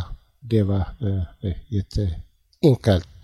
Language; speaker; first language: Swedish; non-native, learner; Tigrinya